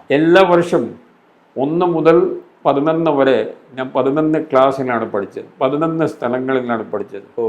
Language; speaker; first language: Malayalam; non-native, fluent; Hindi